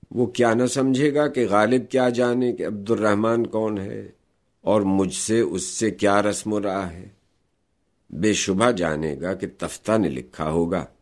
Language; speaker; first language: Urdu; native; Urdu